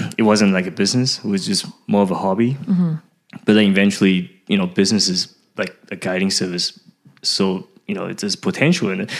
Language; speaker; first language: English; early bilingual, other home language; Chinese